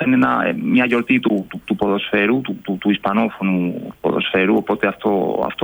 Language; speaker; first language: Greek; non-native, fluent; Spanish